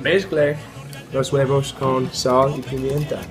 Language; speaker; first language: Spanish; non-native, learner; English